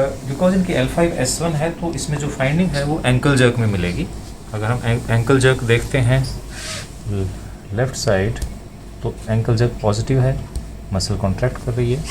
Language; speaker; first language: Hindi; native; Hindi